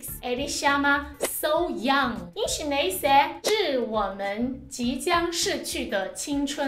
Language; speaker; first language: Portuguese; non-native, fluent; Chinese